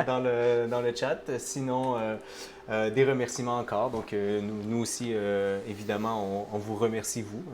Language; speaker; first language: French; native; French